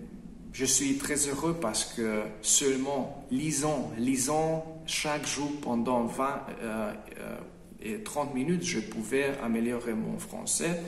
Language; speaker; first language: French; non-native, fluent; Hungarian